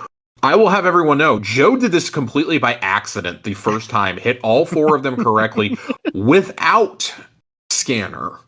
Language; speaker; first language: English; native; English